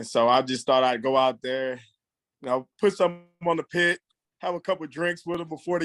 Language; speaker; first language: English; native; English